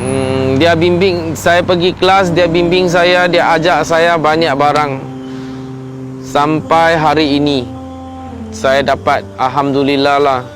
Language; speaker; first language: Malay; non-native, local second language; Chinese